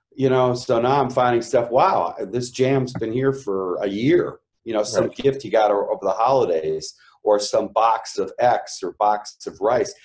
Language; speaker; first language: English; native; English